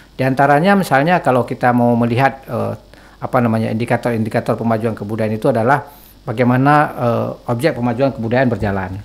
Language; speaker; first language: Indonesian; non-native, local second language; Achinese